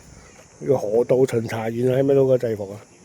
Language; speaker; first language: Chinese; native; Chinese